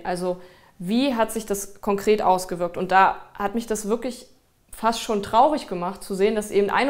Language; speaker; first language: German; native; German